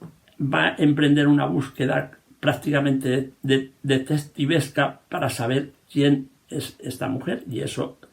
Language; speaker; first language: Spanish; native; Spanish